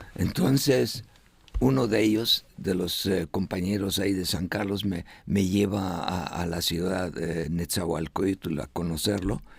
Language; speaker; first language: Spanish; non-native, fluent; Estonian